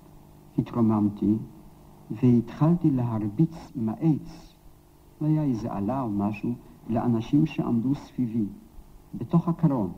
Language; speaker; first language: Hebrew; non-native, fluent; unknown